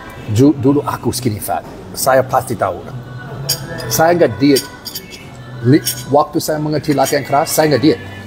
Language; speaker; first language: Indonesian; non-native, learner; English